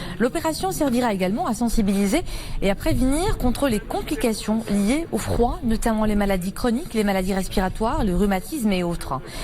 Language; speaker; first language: French; non-native, local second language; Arabic